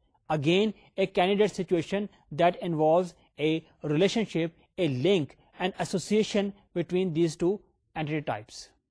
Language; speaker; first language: English; non-native, local second language; Urdu